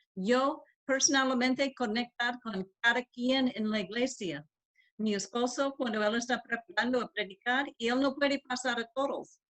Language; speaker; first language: Spanish; non-native, learner; English